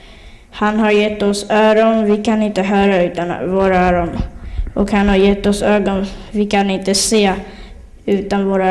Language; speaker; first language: Swedish; early bilingual, other home language; Somali